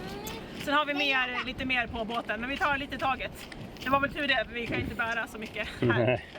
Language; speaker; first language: Swedish; native; Swedish